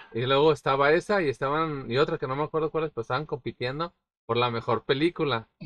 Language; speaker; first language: Spanish; native; Spanish